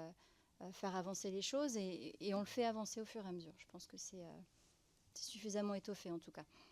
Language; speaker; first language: French; native; French